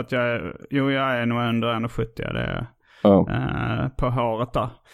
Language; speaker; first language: Swedish; native; Swedish